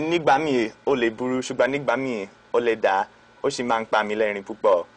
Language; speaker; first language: Yoruba; non-native, fluent; English